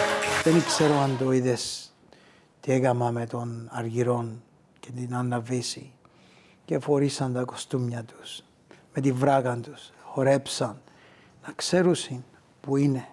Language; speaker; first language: Greek; early bilingual, heritage; Greek